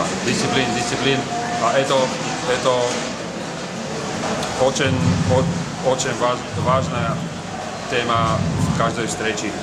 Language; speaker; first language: Russian; non-native, learner; Slovak